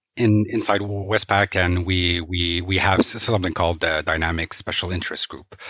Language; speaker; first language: English; non-native, fluent; French